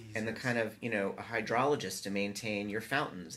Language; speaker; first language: English; native; English